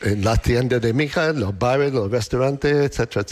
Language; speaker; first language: Spanish; non-native, fluent; English